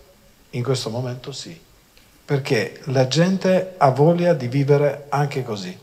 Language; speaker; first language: Italian; non-native, fluent; Albanian